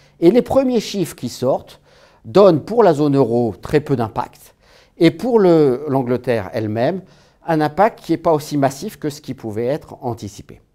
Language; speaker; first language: French; native; French